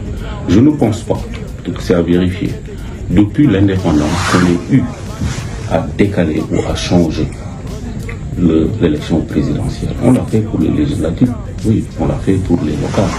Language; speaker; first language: French; non-native, local second language; Wolof